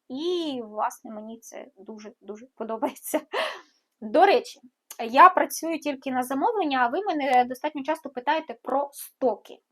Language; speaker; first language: Ukrainian; non-native, local second language; Russian